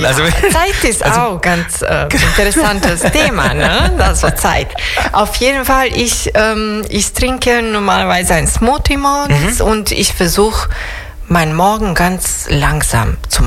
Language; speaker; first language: German; non-native, fluent; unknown